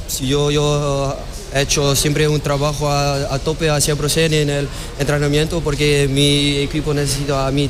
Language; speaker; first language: Spanish; non-native, learner; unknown